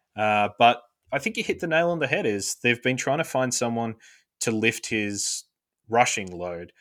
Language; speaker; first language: English; native; English